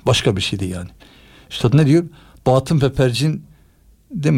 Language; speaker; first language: Turkish; native; Turkish